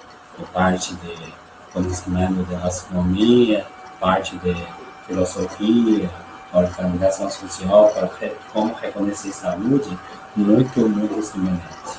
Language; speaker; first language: Portuguese; non-native, learner; Chinese